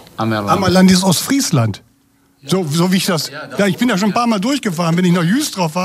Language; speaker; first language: German; native; German